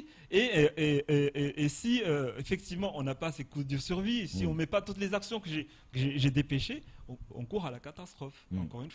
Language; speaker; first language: French; non-native, local second language; Comorian